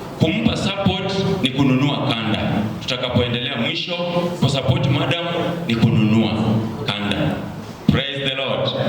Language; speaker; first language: Swahili; native; Swahili